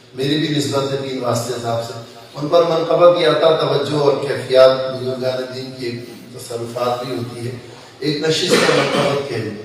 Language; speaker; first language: Urdu; non-native, local second language; Sindhi